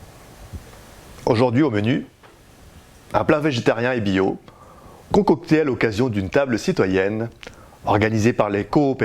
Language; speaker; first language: French; native; French